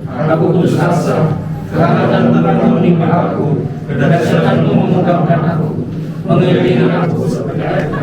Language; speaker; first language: Indonesian; native; Indonesian